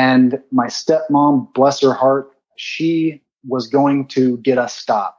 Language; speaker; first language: English; native; English